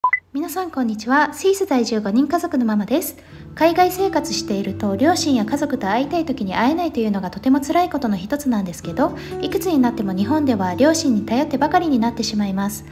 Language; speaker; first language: Japanese; native; Japanese